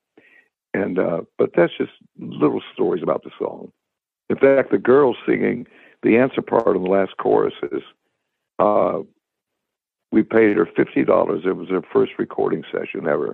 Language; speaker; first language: English; native; English